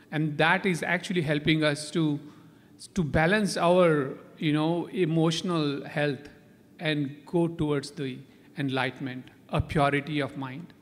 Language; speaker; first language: English; non-native, local second language; Konkani